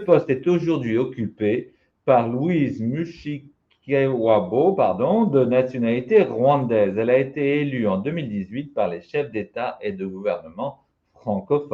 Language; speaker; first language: French; native; French